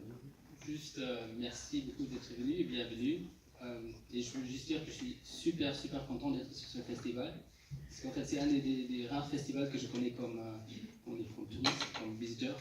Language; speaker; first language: French; non-native, fluent; Luxembourgish